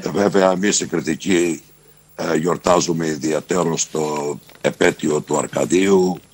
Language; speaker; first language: Greek; native; Greek